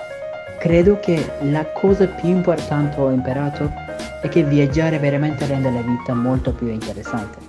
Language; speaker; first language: Italian; non-native, learner; Turkish